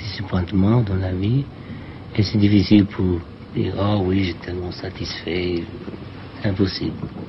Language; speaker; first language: French; non-native, learner; English